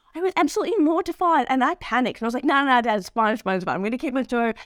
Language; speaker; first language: English; native; English